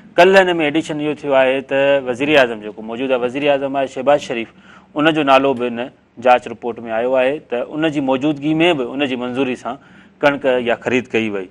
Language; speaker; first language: Sindhi; native; Sindhi